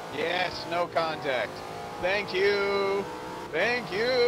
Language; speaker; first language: English; native; English